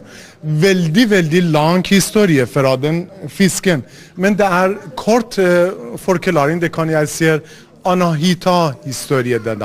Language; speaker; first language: Norwegian; non-native, learner; Persian